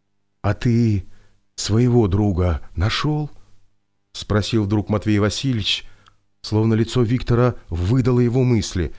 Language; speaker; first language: Russian; native; Russian